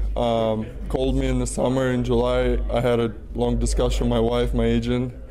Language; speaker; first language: English; non-native, fluent; Russian